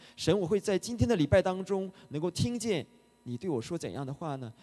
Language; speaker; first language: Chinese; native; Chinese